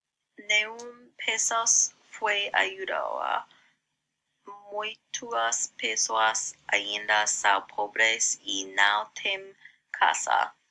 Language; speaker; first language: Portuguese; non-native, learner; English